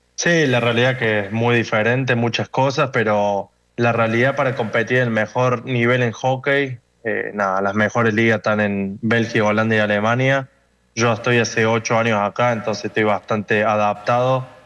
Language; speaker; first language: Spanish; native; Spanish